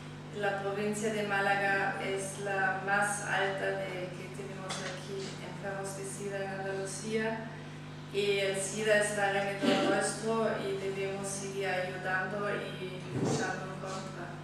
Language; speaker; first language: Spanish; non-native, fluent; German